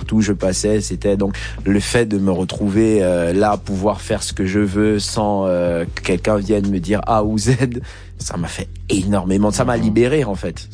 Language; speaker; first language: French; native; French